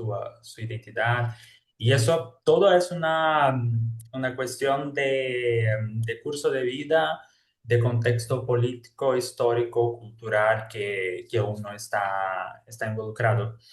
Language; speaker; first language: Spanish; non-native, fluent; Portuguese